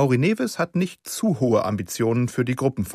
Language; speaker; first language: German; native; German